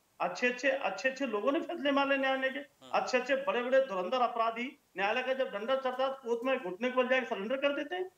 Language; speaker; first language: Hindi; native; Hindi